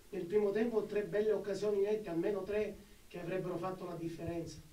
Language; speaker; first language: Italian; native; Italian